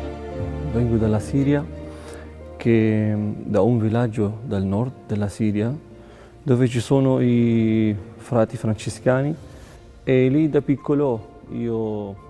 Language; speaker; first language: Italian; non-native, fluent; Arabic